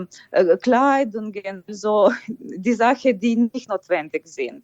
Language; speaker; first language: German; non-native, fluent; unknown